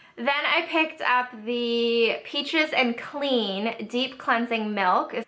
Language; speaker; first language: English; native; English